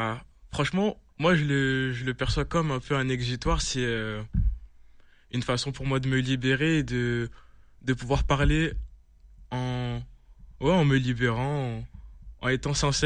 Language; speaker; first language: French; native; French